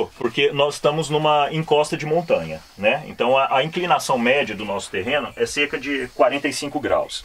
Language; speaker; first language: Portuguese; native; Portuguese